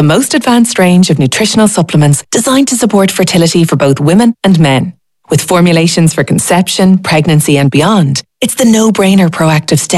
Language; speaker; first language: English; non-native, fluent; Japanese